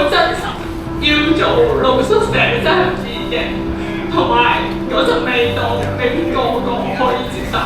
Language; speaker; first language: Cantonese; native; Cantonese